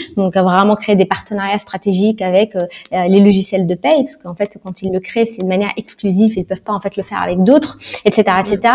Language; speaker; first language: French; non-native, local second language; Arabic